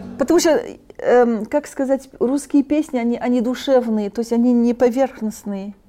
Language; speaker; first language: Russian; early bilingual, heritage; Russian